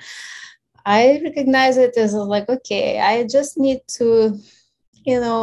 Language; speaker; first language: English; non-native, fluent; Ukrainian